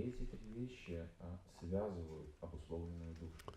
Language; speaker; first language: Russian; native; Russian